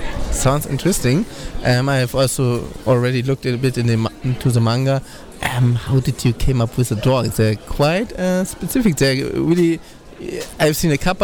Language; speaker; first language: English; non-native, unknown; German